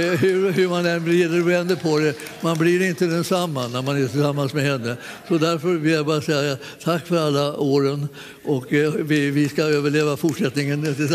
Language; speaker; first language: Swedish; native; Swedish